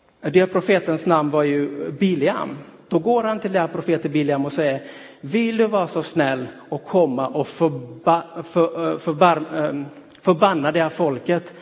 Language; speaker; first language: Swedish; non-native, fluent; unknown